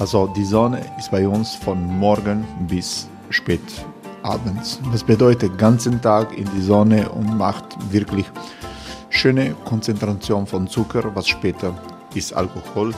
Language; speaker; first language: German; non-native, fluent; Croatian